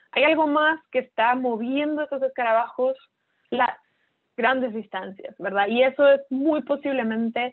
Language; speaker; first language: Spanish; native; Spanish